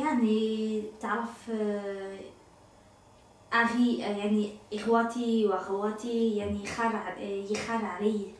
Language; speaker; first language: Arabic; non-native, learner; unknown